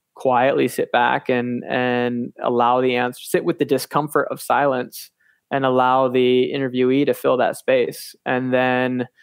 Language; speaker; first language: English; native; English